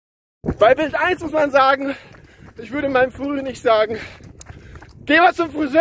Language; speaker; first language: German; native; German